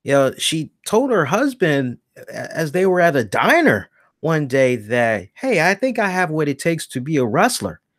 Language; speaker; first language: English; native; English